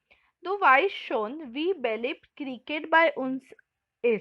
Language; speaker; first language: German; non-native, fluent; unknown